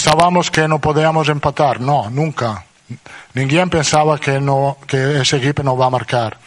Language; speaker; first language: Portuguese; non-native, learner; Italian